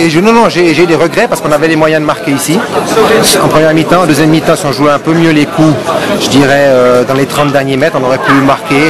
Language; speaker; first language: French; native; French